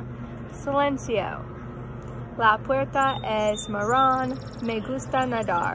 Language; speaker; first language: Spanish; non-native, learner; English